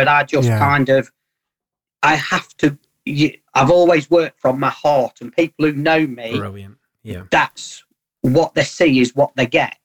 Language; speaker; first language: English; native; English